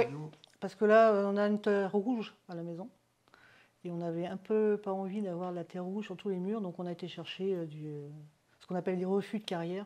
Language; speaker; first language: French; native; French